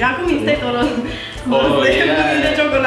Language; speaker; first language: Spanish; non-native, learner; English